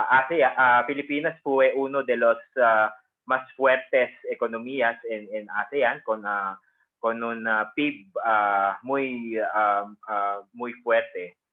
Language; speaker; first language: Spanish; non-native, fluent; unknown